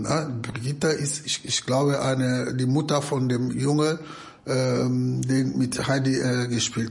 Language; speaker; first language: German; non-native, fluent; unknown